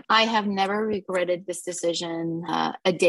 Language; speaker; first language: English; non-native, fluent; Persian